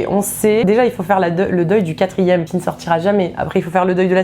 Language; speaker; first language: French; native; French